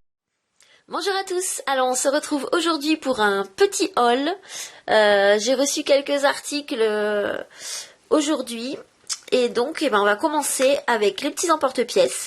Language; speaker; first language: French; native; French